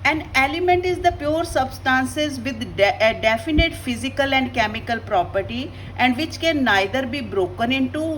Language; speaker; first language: English; non-native, local second language; Punjabi